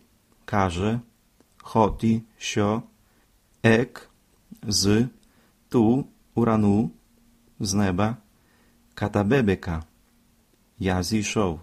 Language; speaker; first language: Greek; non-native, fluent; Ukrainian